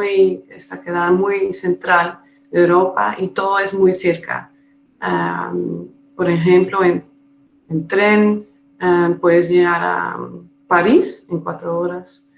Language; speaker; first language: Spanish; non-native, fluent; Dutch